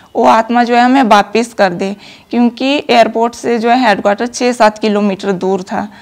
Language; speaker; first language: Hindi; native; Hindi